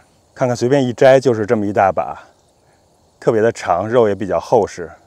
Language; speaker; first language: Chinese; native; Chinese